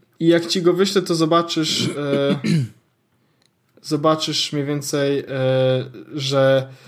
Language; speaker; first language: Polish; native; Polish